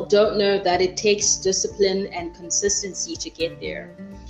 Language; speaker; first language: English; non-native, local second language; Xhosa